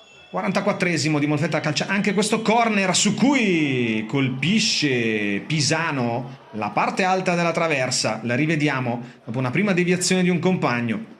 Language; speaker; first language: Italian; native; Italian